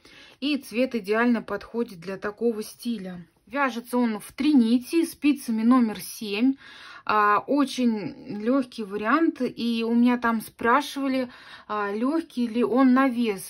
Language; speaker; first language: Russian; native; Russian